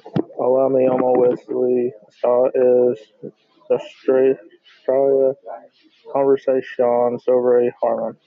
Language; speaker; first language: Spanish; non-native, learner; English